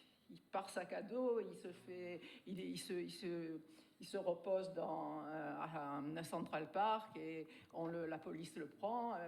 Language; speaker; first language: French; native; French